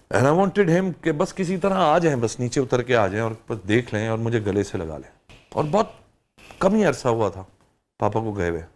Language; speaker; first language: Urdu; early bilingual, heritage; Urdu